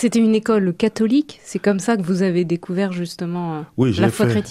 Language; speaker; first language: French; native; French